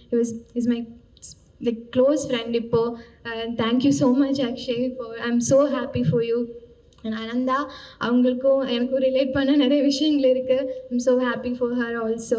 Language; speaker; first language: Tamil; non-native, fluent; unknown